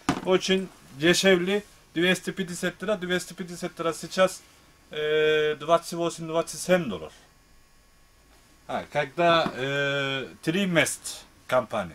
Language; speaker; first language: Russian; non-native, learner; Turkish